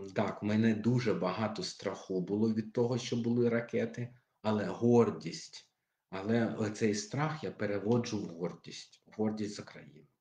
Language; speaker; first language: Ukrainian; non-native, local second language; Russian